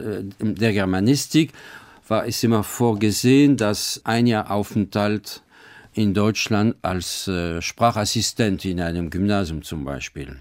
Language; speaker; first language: German; non-native, fluent; French